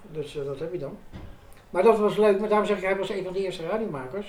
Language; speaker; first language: Dutch; native; Dutch